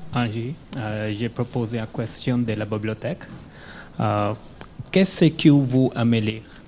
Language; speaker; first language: French; non-native, learner; Arabic